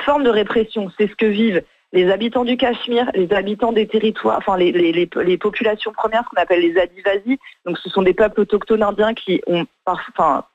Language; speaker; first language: French; native; French